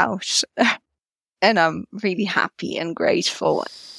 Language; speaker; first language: English; non-native, fluent; Polish